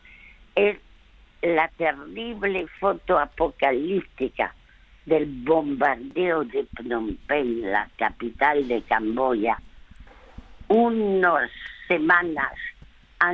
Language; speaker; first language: Spanish; early bilingual, other home language; French